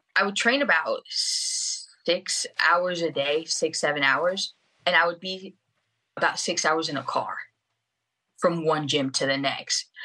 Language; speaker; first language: English; early bilingual, other home language; Spanish